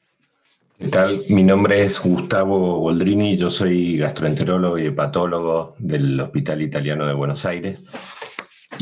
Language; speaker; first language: Spanish; native; Spanish